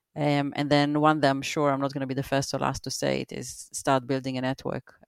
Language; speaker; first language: English; non-native, fluent; Hebrew